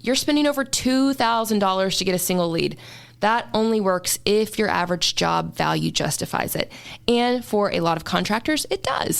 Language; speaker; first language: English; native; English